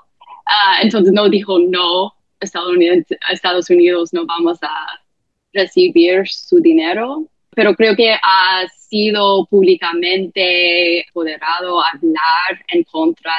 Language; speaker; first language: Spanish; non-native, fluent; English